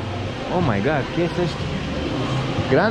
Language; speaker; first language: Spanish; non-native, learner; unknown